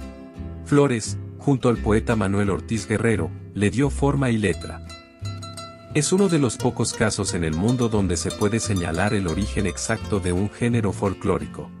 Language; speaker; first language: Spanish; native; Spanish